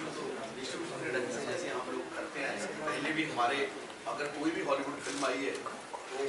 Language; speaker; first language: Hindi; non-native, local second language; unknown